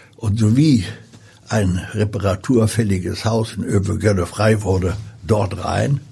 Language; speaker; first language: German; early bilingual, other home language; Polish